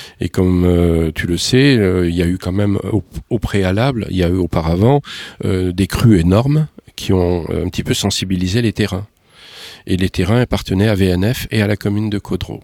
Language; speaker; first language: French; native; French